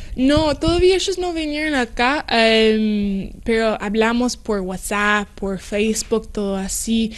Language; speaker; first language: Spanish; non-native, learner; English